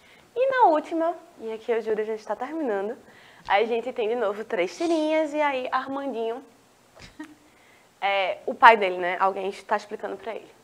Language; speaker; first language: Portuguese; native; Portuguese